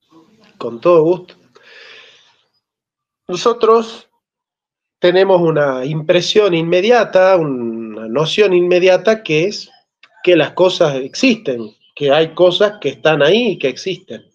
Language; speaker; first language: Spanish; native; Spanish